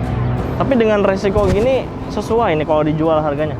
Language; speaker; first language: Indonesian; native; Indonesian